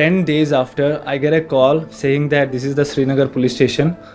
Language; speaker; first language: English; non-native, local second language; Kashmiri